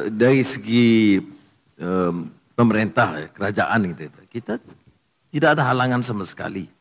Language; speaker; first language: Malay; native; Malay